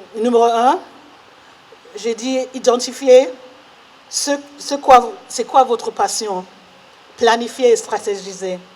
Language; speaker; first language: French; non-native, learner; English